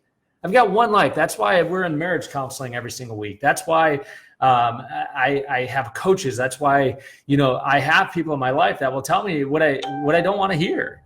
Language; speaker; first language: English; native; English